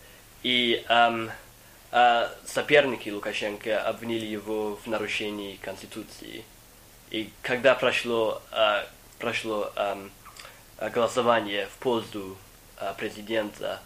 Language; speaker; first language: Russian; non-native, fluent; English